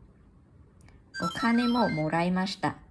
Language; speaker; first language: Japanese; non-native, learner; English